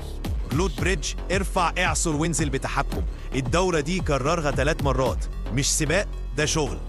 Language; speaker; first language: Arabic; native; Arabic